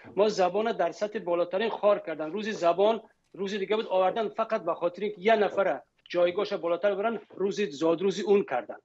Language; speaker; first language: Persian; native; Persian